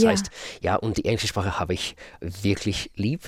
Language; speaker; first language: German; non-native, fluent; Russian